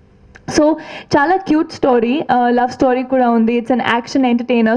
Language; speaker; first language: Telugu; non-native, fluent; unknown